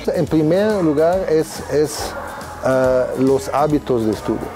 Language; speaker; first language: Spanish; non-native, fluent; German